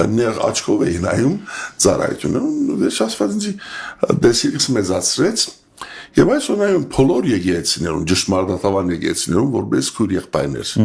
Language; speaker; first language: Armenian; early bilingual, heritage; Armenian